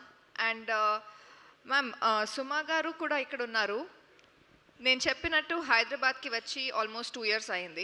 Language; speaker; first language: Telugu; non-native, fluent; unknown